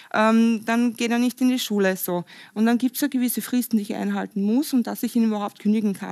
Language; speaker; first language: German; native; German